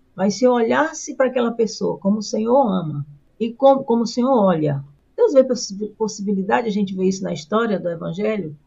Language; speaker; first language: Portuguese; native; Portuguese